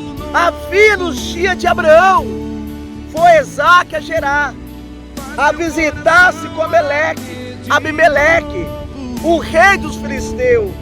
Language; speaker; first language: Portuguese; native; Portuguese